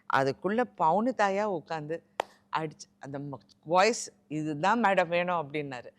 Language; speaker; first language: Tamil; native; Tamil